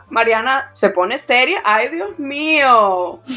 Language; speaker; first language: Portuguese; non-native, learner; Spanish